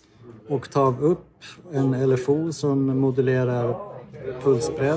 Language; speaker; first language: Swedish; native; Swedish